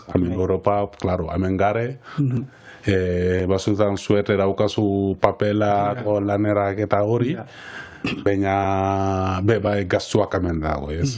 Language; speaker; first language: Basque; non-native, learner; Wolof